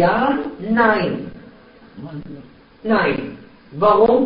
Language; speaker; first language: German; non-native, fluent; Arabic